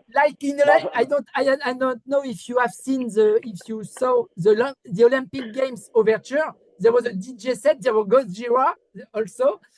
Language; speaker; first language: English; non-native, learner; French